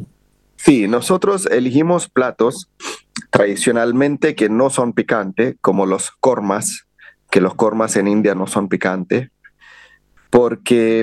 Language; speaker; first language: Spanish; non-native, fluent; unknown